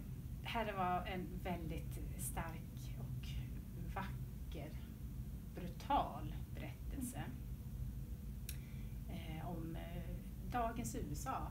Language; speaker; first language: Swedish; native; Swedish